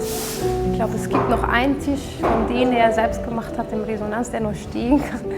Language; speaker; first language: German; non-native, fluent; Dutch